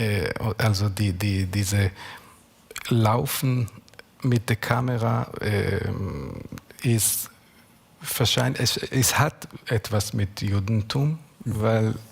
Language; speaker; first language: German; non-native, learner; Hebrew